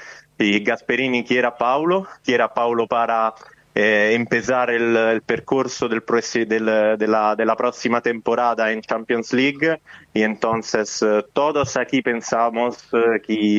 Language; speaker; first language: Spanish; non-native, fluent; Italian